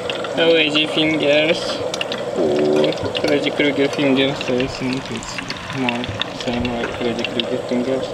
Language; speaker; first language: English; non-native, learner; Russian